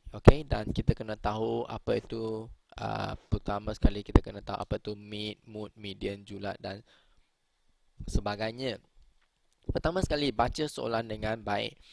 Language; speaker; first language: Malay; native; Malay